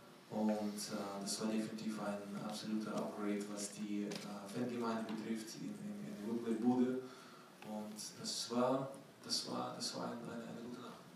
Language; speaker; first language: German; non-native, fluent; Ukrainian